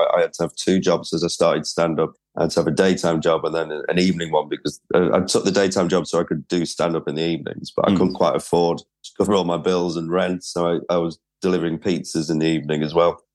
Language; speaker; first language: English; native; English